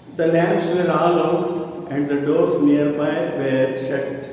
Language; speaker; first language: English; non-native, local second language; Kannada